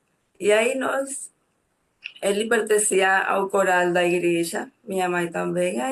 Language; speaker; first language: Portuguese; non-native, fluent; Spanish